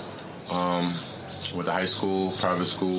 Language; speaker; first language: English; native; English